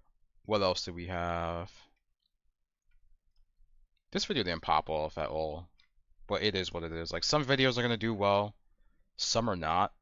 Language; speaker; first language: English; native; English